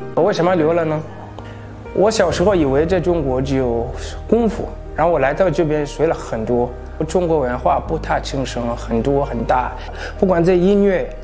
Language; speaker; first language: Chinese; non-native, fluent; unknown